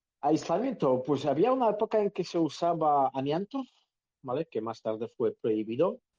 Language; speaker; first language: Spanish; non-native, fluent; Polish